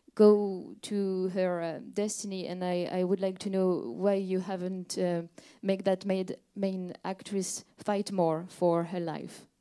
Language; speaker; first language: English; non-native, fluent; French